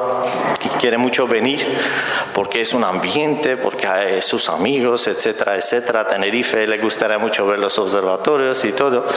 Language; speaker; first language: Spanish; non-native, fluent; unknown